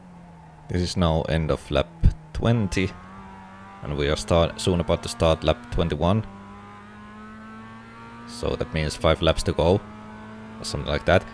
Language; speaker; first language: English; non-native, fluent; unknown